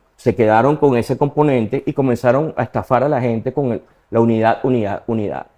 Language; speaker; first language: Spanish; native; Spanish